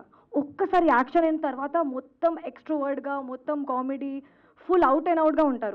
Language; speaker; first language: Telugu; non-native, learner; Hindi